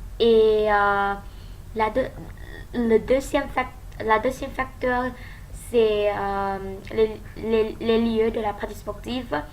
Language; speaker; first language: French; non-native, learner; Thai